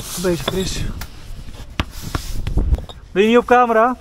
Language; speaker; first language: Dutch; native; Dutch